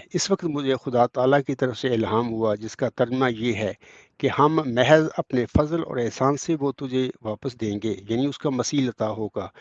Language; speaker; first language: Urdu; non-native, local second language; Punjabi